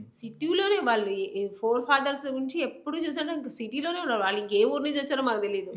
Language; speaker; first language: Telugu; native; Telugu